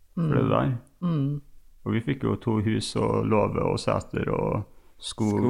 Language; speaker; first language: Norwegian; non-native, fluent; English